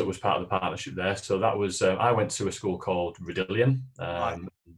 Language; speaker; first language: English; native; English